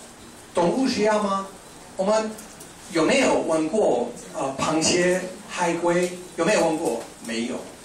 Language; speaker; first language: Chinese; non-native, fluent; English